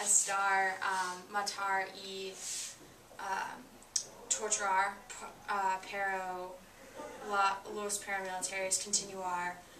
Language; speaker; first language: Spanish; non-native, learner; English